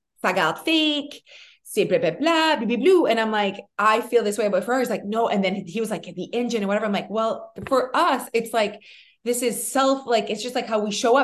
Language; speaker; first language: English; early bilingual, other home language; French